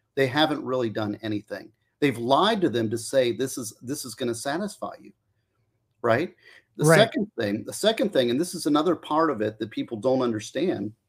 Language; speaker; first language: English; native; English